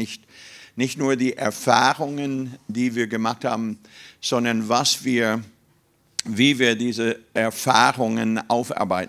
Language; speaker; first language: German; non-native, fluent; English